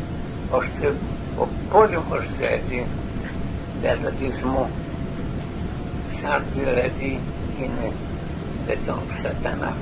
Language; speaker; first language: Greek; non-native, learner; Russian